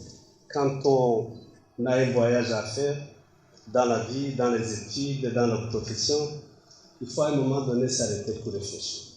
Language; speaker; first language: French; non-native, local second language; Kinyarwanda